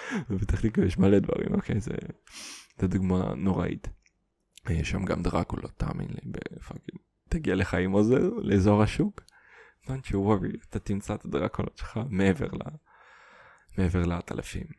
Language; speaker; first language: Hebrew; non-native, fluent; Russian